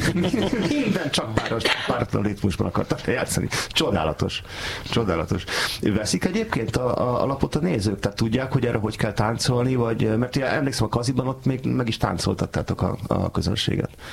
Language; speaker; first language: Hungarian; native; Hungarian